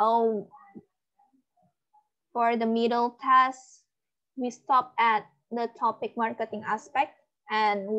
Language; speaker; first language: English; non-native, learner; Indonesian